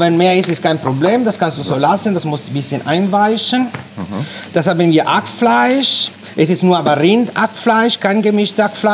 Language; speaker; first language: German; non-native, fluent; Italian